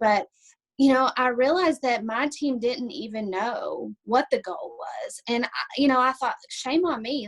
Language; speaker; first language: English; native; English